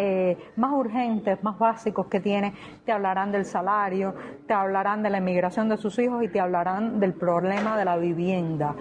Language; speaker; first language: Spanish; native; Spanish